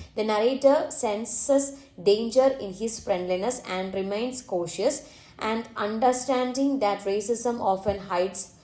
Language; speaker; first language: English; non-native, local second language; Malayalam